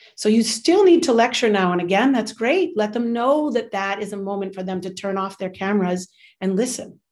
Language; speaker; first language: English; native; English